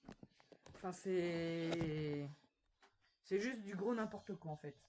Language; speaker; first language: French; native; French